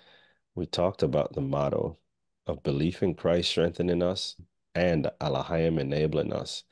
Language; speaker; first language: English; native; English